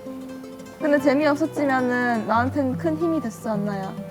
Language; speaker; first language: Korean; native; Korean